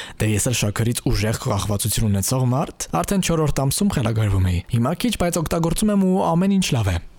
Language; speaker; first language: Armenian; native; Armenian